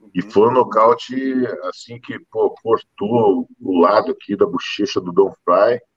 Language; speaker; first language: Portuguese; native; Portuguese